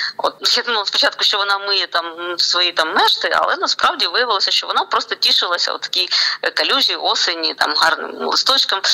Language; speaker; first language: Ukrainian; non-native, local second language; Russian